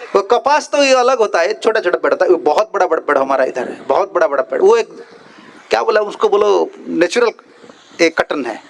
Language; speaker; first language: Hindi; non-native, local second language; Odia